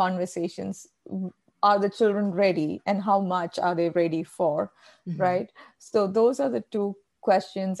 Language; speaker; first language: English; non-native, local second language; Malayalam